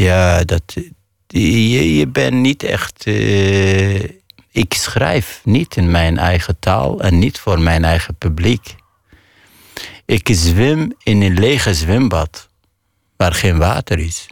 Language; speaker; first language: Dutch; non-native, fluent; Arabic